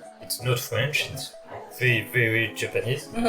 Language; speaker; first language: English; non-native, learner; French